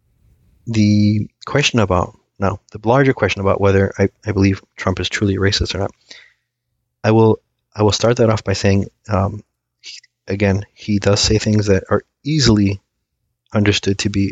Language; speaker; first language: English; early bilingual, other home language; Assyrian Neo-Aramaic